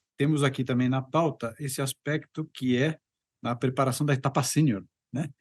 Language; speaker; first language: Portuguese; native; Portuguese